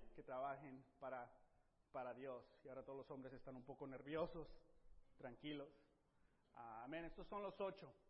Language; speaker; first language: Spanish; native; Spanish